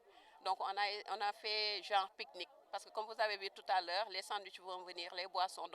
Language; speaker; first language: French; non-native, local second language; Wolof